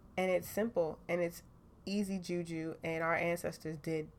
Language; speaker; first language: English; native; English